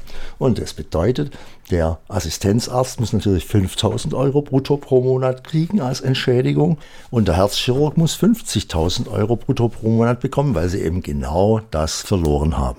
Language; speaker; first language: German; native; German